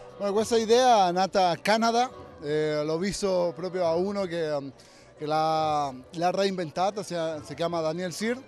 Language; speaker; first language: Italian; non-native, fluent; Spanish